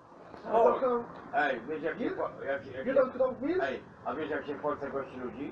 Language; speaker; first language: Polish; native; Polish